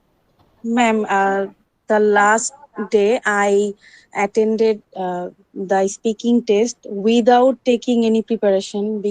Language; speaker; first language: English; non-native, learner; Bangla